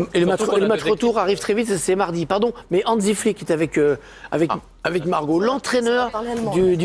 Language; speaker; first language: French; native; French